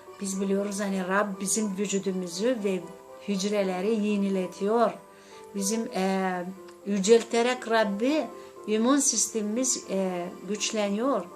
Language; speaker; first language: Turkish; non-native, learner; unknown